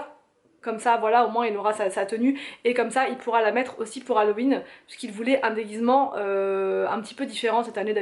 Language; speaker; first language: French; native; French